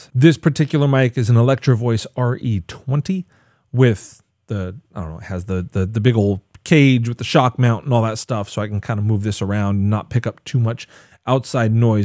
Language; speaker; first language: English; native; English